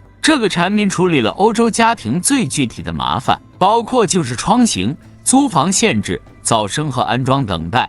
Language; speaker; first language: Chinese; native; Chinese